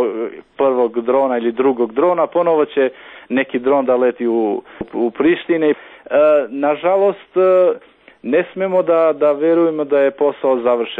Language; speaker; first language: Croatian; non-native, local second language; Albanian